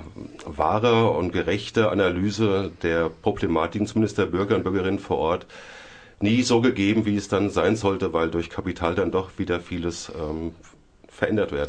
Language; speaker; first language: German; native; German